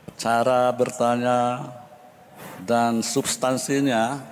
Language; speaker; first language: Indonesian; non-native, local second language; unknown